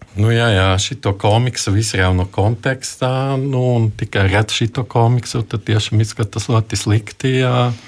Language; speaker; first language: Latvian; non-native, fluent; German